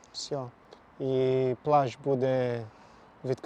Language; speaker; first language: Ukrainian; non-native, learner; English